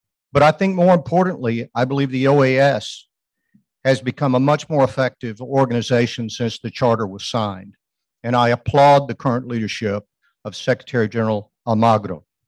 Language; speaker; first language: English; native; English